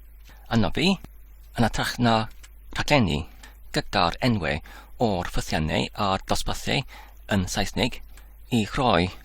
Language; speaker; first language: Welsh; non-native, learner; English